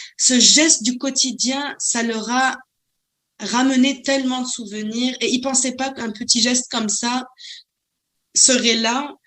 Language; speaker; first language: French; non-native, local second language; Arabic